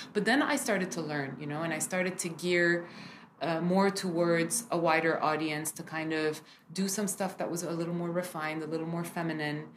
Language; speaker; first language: English; early bilingual, other home language; Arabic